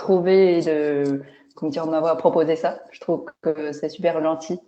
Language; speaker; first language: French; non-native, fluent; Chinese